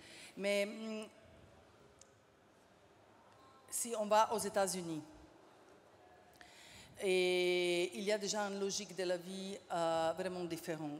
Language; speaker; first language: French; non-native, fluent; Slovenian